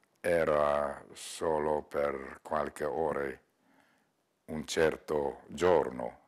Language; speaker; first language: Italian; non-native, learner; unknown